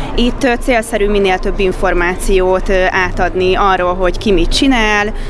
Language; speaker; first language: Hungarian; native; Hungarian